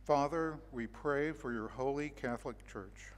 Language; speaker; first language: English; native; English